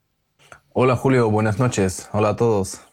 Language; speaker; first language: Spanish; non-native, fluent; Russian